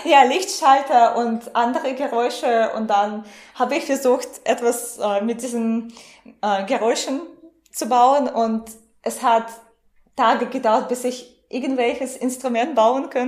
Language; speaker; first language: German; non-native, fluent; Russian